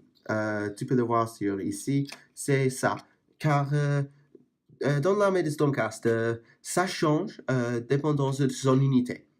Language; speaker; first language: French; non-native, fluent; English